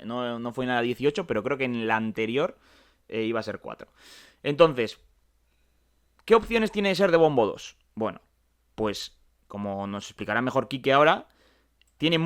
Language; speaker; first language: Spanish; native; Spanish